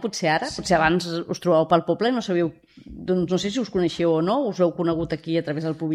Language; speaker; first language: Catalan; native; Catalan